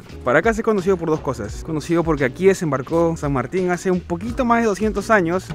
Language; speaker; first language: Spanish; native; Spanish